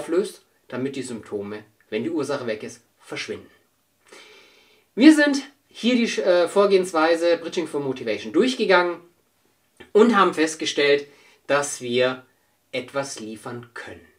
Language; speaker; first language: German; native; German